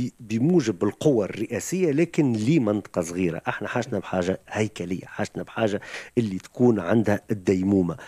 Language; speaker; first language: Arabic; native; Arabic